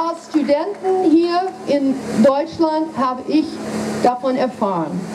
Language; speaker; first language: German; non-native, fluent; English